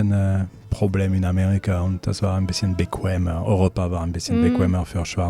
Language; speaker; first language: German; non-native, learner; French